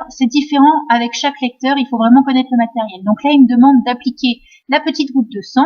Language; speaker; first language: French; native; French